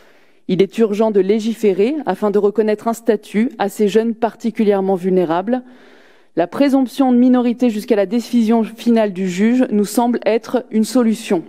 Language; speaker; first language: French; native; French